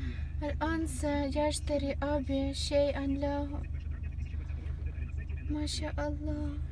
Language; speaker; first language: Arabic; non-native, fluent; Ukrainian